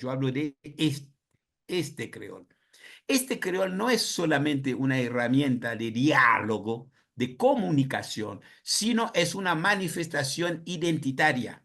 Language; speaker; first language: Spanish; non-native, fluent; Haitian Creole